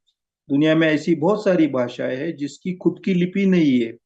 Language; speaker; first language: Hindi; non-native, local second language; Marathi